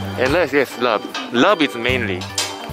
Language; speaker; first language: English; non-native, learner; Japanese